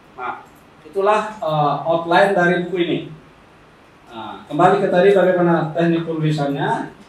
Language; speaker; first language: Indonesian; non-native, local second language; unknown